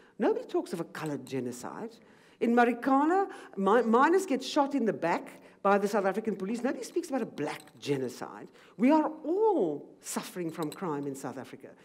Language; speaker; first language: English; native; English